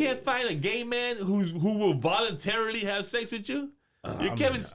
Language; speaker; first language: English; native; English